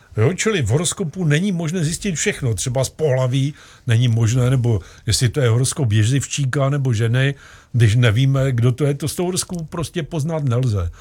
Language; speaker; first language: Czech; native; Czech